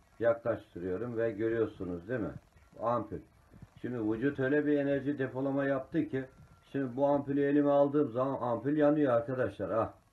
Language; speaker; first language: Turkish; native; Turkish